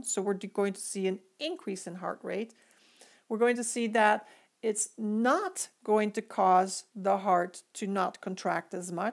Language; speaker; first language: English; native; English